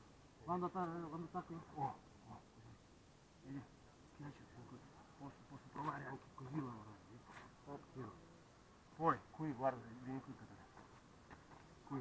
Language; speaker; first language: Italian; non-native, fluent; Russian